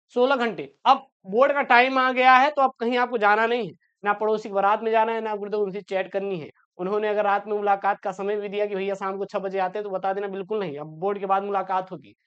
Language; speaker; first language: Hindi; native; Hindi